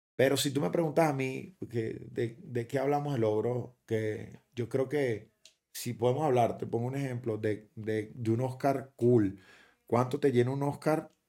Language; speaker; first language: Spanish; native; Spanish